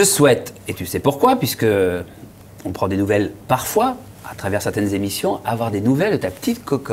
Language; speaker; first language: French; native; French